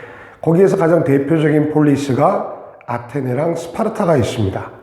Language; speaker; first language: Korean; native; Korean